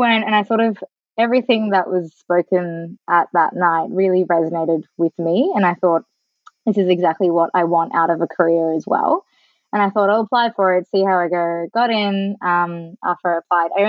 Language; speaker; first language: English; non-native, local second language; Sinhala